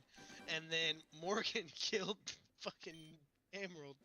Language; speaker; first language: English; native; English